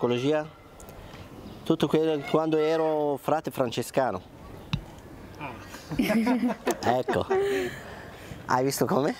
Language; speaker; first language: Italian; non-native, fluent; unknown